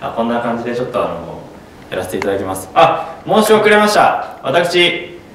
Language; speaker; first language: Japanese; native; Japanese